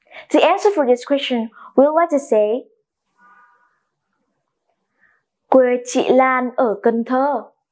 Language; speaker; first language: English; non-native, fluent; Vietnamese